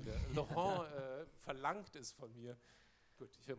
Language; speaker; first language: German; non-native, local second language; Luxembourgish